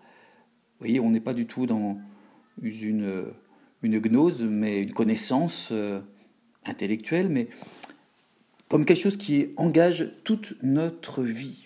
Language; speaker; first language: French; native; French